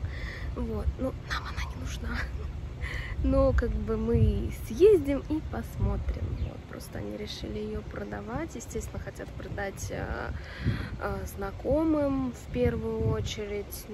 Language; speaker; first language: Russian; native; Russian